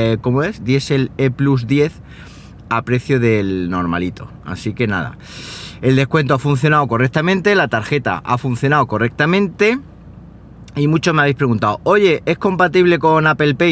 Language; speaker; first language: Spanish; native; Spanish